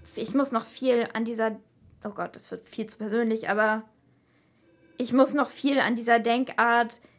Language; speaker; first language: German; native; German